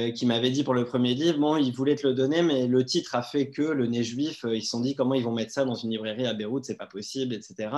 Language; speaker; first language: French; native; French